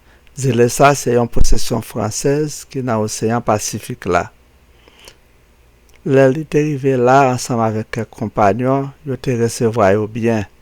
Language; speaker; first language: French; non-native, local second language; Haitian Creole